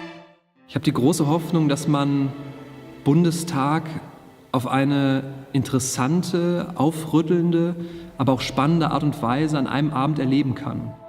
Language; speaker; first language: German; native; German